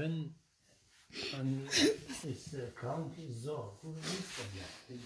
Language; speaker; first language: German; non-native, learner; Dutch